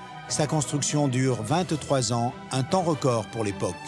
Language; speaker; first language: French; native; French